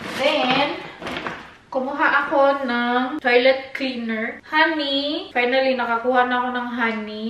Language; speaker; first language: Filipino; non-native, local second language; Cebuano